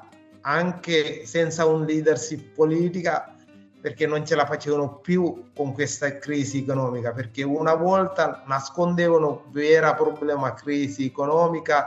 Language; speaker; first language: Italian; non-native, fluent; Sinhala